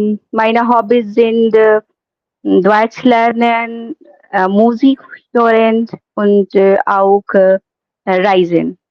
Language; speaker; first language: German; non-native, learner; Hindi